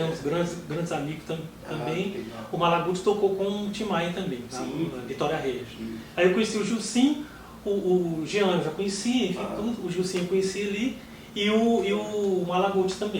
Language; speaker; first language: Portuguese; native; Portuguese